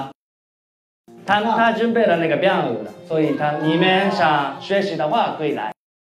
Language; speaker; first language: Chinese; non-native, fluent; Japanese